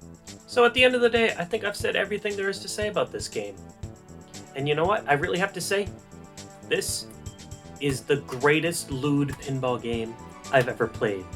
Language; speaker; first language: English; native; English